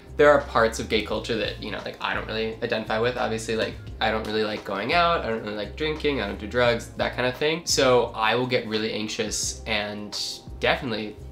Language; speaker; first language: English; native; English